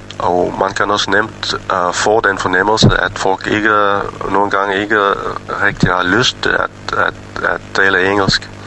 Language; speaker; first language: Danish; non-native, fluent; English